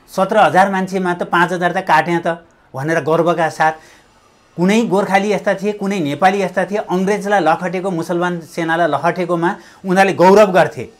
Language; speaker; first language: Nepali; native; Nepali